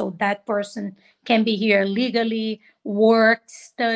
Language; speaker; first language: English; non-native, fluent; Portuguese